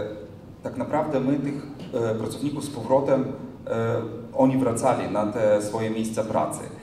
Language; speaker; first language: Polish; non-native, fluent; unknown